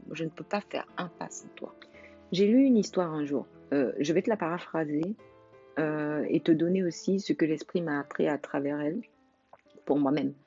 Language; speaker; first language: French; native; French